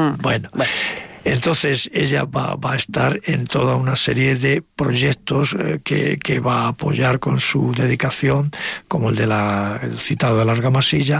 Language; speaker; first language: Spanish; native; Spanish